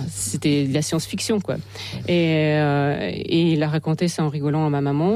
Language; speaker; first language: French; non-native, fluent; Russian